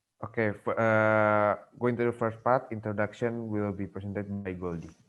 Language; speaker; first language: English; non-native, learner; Indonesian